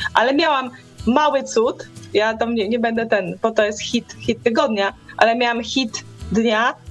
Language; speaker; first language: Polish; native; Polish